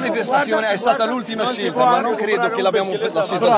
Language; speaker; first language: Italian; non-native, learner; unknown